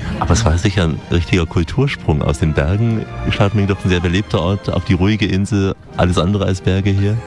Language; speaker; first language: German; native; German